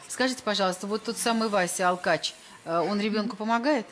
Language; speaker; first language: Russian; native; Russian